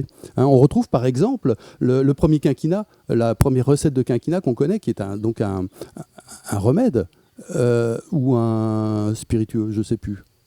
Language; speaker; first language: French; native; French